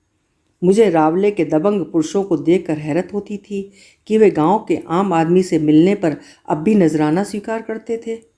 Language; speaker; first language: Hindi; native; Hindi